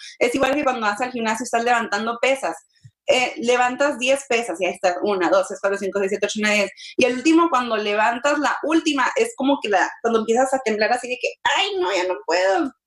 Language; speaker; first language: Spanish; early bilingual, heritage; Spanish